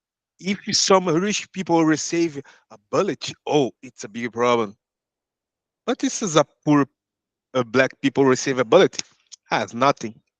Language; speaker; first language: English; non-native, learner; Portuguese